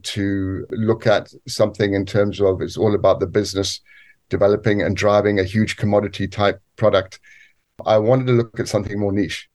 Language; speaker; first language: English; native; English